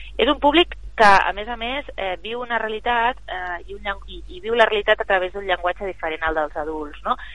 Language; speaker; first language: Catalan; native; Catalan